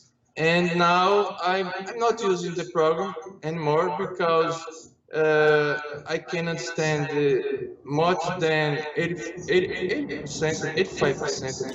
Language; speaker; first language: English; non-native, learner; Portuguese